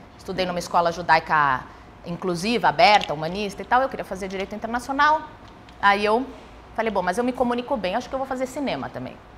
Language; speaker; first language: Portuguese; early bilingual, other home language; Spanish